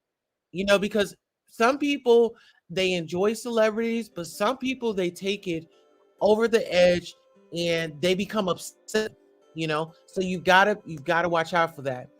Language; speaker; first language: English; native; English